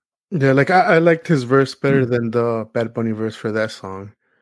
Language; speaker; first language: English; early bilingual, other home language; Spanish